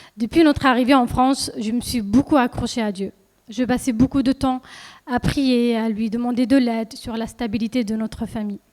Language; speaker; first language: French; early bilingual, other home language; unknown